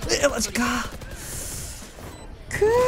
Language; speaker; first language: Japanese; native; Japanese